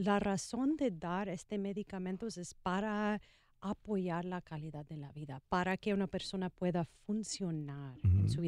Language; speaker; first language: Spanish; non-native, learner; English